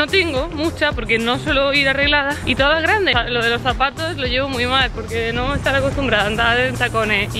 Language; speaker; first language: Spanish; native; Spanish